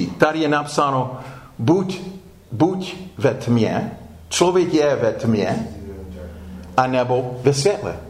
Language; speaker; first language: Czech; non-native, fluent; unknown